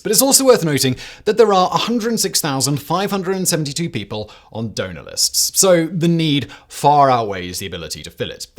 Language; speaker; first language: English; native; English